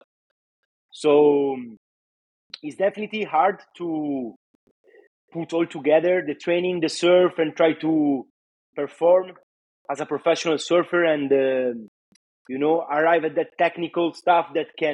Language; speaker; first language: English; non-native, fluent; Italian